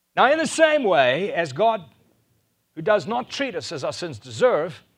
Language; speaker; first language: English; non-native, local second language; Afrikaans